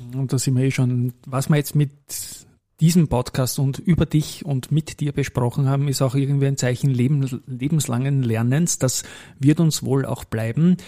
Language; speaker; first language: German; native; German